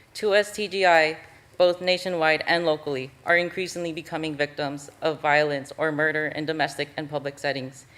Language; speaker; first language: English; native; English